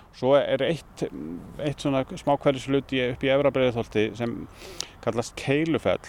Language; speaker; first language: Icelandic; native; Icelandic